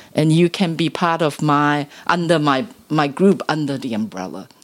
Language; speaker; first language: English; non-native, local second language; Cantonese